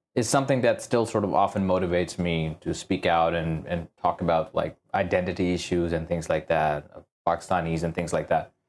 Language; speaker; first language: English; non-native, local second language; Urdu